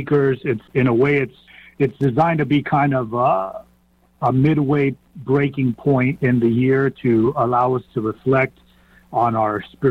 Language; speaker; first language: English; non-native, local second language; Spanish